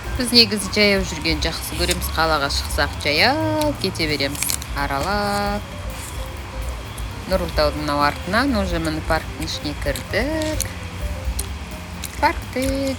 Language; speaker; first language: Kazakh; native; Kazakh